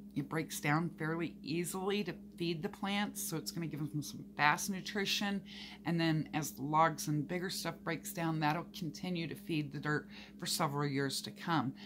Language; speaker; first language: English; native; English